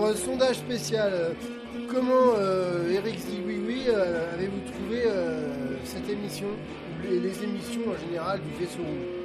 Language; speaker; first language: French; native; French